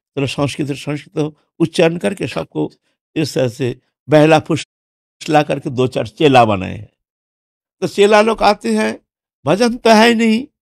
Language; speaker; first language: Hindi; non-native, local second language; Bangla